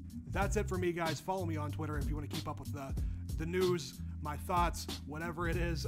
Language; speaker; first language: English; native; English